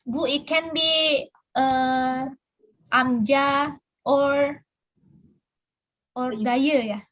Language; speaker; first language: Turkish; non-native, learner; Indonesian